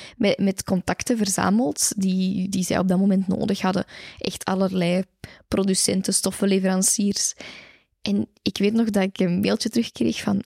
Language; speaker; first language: Dutch; native; Dutch